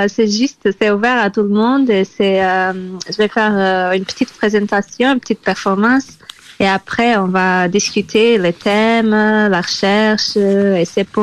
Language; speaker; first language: French; non-native, fluent; Portuguese